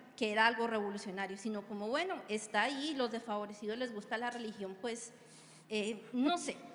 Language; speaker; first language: Spanish; native; Spanish